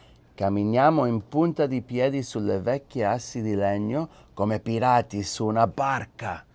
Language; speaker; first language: Italian; early bilingual, heritage; English